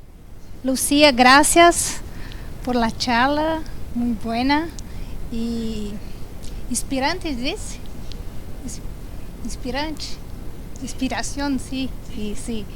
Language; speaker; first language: Spanish; non-native, learner; Portuguese